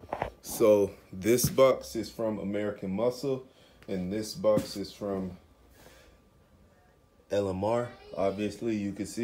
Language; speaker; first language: English; native; English